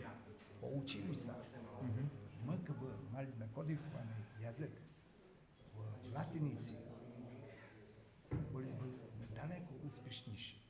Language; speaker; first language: Slovak; non-native, local second language; Rusyn